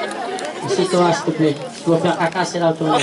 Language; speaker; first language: French; non-native, fluent; Portuguese